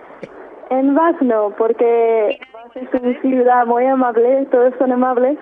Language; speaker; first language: Spanish; non-native, learner; English